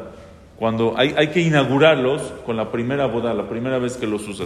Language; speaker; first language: Spanish; native; Spanish